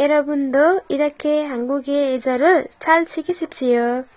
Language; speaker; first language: Korean; non-native, learner; Nepali